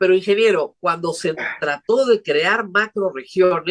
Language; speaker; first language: Spanish; native; Spanish